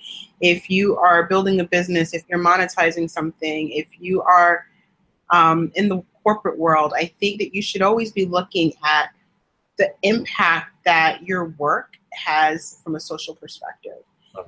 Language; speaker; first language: English; native; English